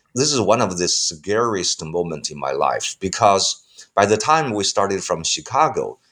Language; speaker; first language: English; non-native, fluent; Chinese